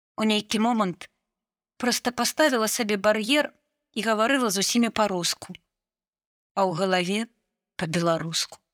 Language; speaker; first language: Belarusian; non-native, local second language; Russian